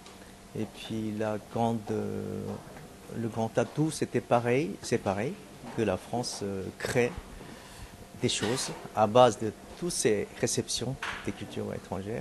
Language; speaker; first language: French; non-native, fluent; Korean